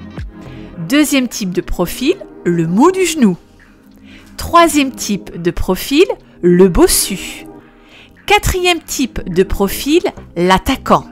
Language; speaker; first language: French; native; French